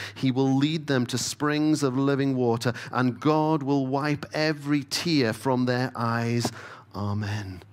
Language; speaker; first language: English; native; English